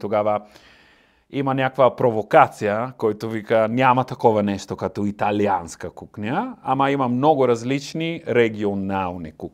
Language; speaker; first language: Bulgarian; non-native, learner; Italian